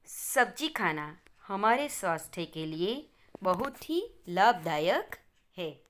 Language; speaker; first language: Hindi; non-native, local second language; Gujarati